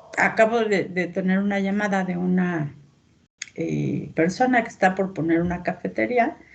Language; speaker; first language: Spanish; native; Spanish